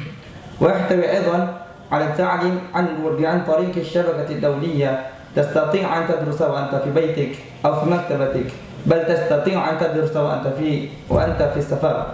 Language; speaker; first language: Arabic; non-native, learner; Indonesian